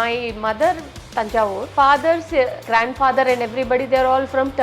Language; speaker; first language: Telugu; non-native, local second language; Tamil